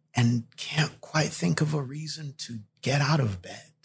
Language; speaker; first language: English; early bilingual, other home language; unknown